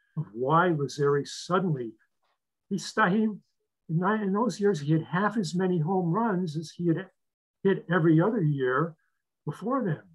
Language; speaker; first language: English; native; English